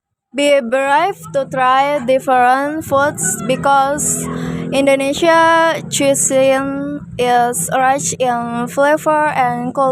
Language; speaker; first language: English; non-native, learner; Indonesian